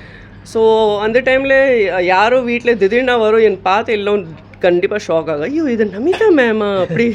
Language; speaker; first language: Tamil; non-native, fluent; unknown